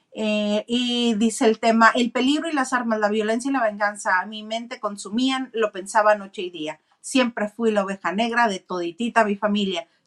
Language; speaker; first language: Spanish; native; Spanish